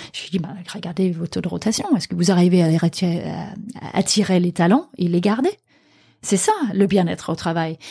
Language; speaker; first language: French; non-native, fluent; Danish